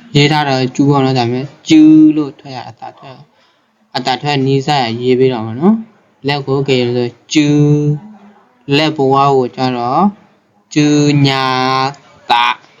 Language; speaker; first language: Burmese; non-native, local second language; S'gaw Karen